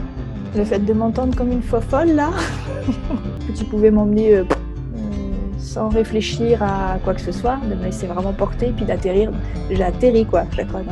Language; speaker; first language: French; native; French